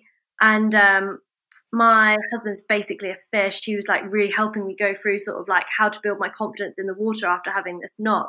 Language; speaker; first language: English; native; English